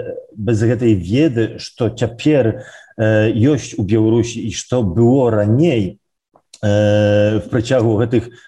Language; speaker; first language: Belarusian; non-native, local second language; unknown